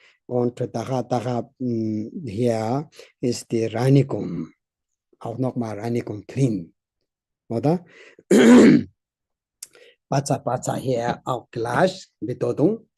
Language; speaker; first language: German; non-native, learner; Tibetan